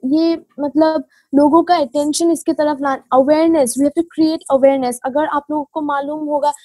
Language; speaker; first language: Hindi; non-native, local second language; Assamese